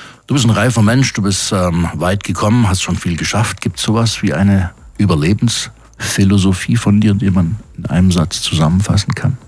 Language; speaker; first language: German; native; German